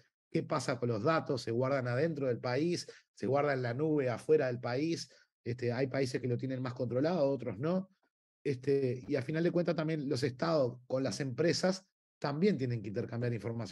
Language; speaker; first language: Spanish; native; Spanish